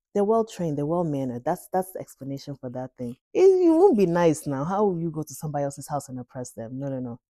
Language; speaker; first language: English; native; English